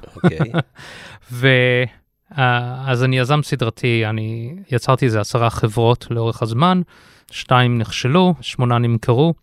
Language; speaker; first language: Hebrew; early bilingual, heritage; Hebrew